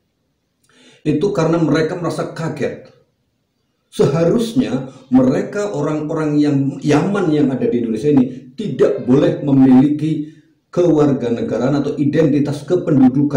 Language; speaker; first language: Indonesian; native; Indonesian